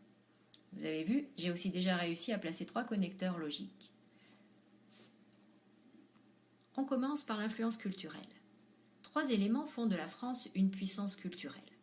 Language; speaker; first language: French; native; French